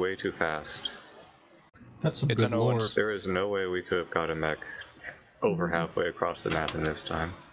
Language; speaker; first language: English; native; English